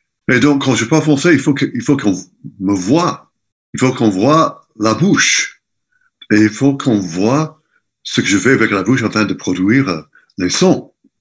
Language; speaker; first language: French; non-native, fluent; English